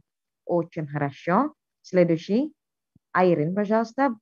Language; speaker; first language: Russian; non-native, fluent; Indonesian